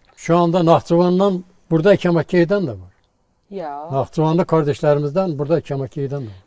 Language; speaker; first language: Turkish; native; Turkish